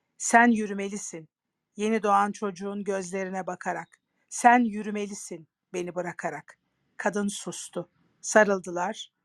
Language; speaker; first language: Turkish; native; Turkish